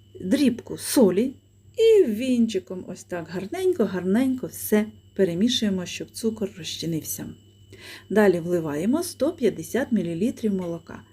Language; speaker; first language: Ukrainian; native; Ukrainian